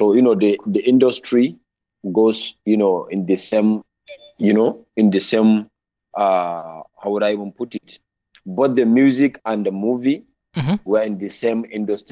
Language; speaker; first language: English; non-native, local second language; Hausa